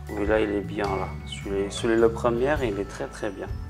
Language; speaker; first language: French; non-native, fluent; Indonesian